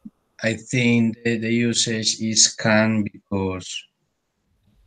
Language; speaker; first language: English; non-native, learner; Spanish